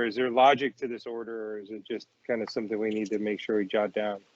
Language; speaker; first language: English; native; English